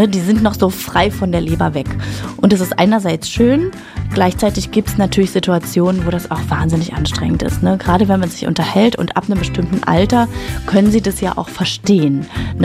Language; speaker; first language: German; native; German